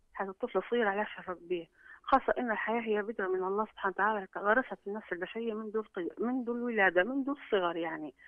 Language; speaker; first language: Arabic; native; Arabic